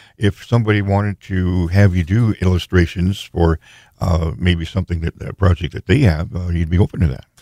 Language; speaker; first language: English; native; English